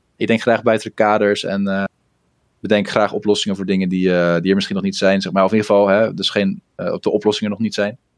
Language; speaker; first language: Dutch; early bilingual, other home language; Russian